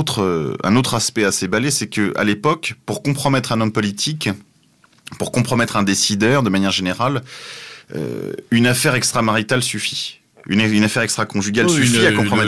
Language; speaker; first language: French; native; French